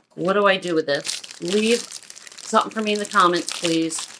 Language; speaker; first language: English; native; English